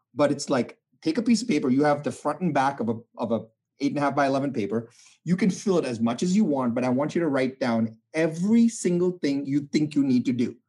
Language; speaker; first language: English; non-native, local second language; Tamil